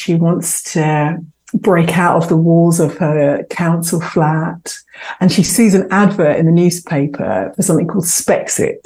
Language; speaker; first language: English; native; English